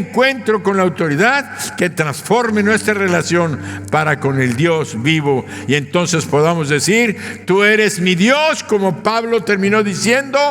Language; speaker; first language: Spanish; native; Spanish